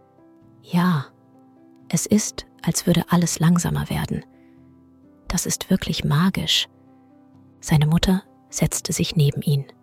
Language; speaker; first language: German; native; German